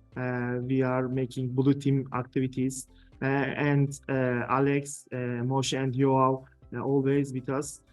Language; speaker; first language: English; non-native, fluent; Turkish